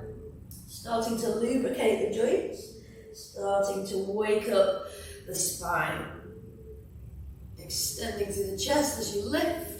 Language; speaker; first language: English; native; English